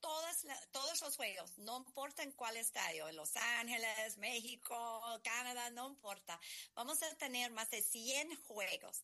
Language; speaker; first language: Spanish; non-native, fluent; English